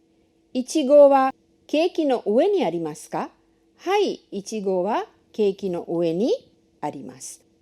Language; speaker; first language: Japanese; non-native, learner; Hindi